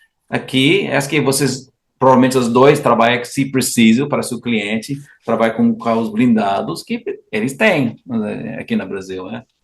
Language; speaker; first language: Portuguese; non-native, fluent; English